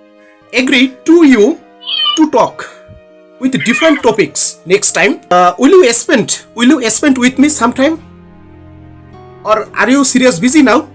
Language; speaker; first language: English; non-native, learner; Bangla